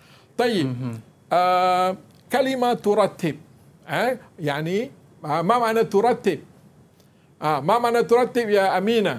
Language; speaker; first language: Arabic; non-native, fluent; Malay